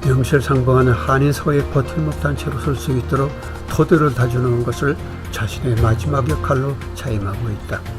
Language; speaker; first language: Korean; native; Korean